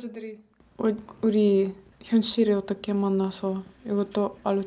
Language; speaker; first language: Korean; non-native, learner; Russian